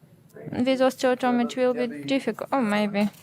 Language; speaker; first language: English; non-native, learner; Ukrainian